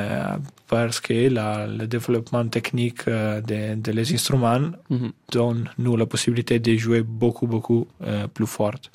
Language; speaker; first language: French; non-native, fluent; Italian